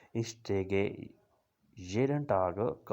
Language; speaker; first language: German; non-native, fluent; Urdu